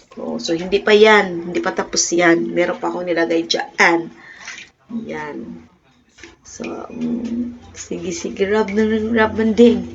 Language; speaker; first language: Filipino; non-native, local second language; Cebuano